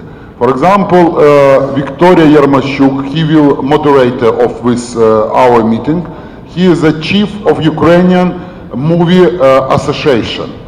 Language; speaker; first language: English; non-native, learner; Ukrainian